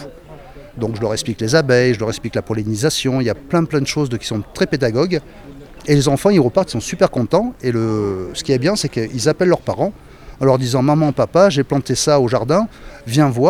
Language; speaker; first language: French; native; French